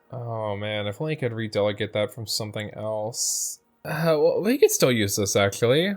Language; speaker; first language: English; native; English